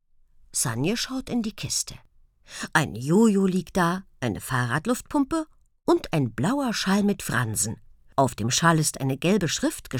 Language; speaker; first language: German; native; German